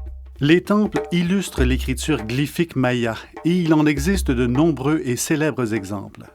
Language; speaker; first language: French; native; French